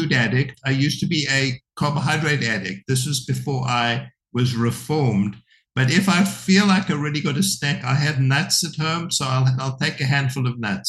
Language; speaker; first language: English; native; English